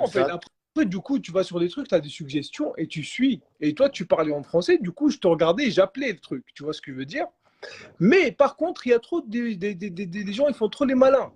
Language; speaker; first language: French; native; French